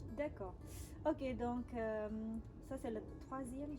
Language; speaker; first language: French; non-native, learner; Indonesian